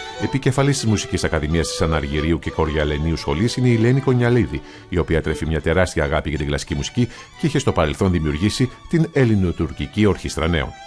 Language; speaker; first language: Greek; native; Greek